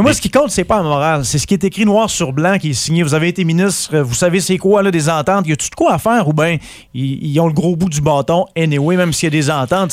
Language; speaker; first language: French; native; French